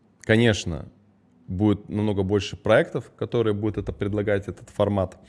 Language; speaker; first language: Russian; early bilingual, heritage; Russian